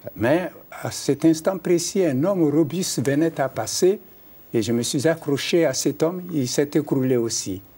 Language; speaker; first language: French; non-native, local second language; Mandingo